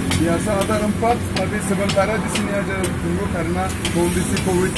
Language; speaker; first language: Indonesian; non-native, fluent; Turkish